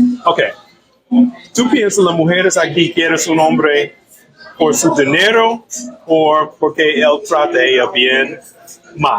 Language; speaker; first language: Spanish; non-native, learner; English